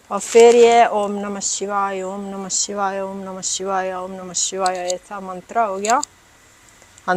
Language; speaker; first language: Hindi; non-native, learner; Italian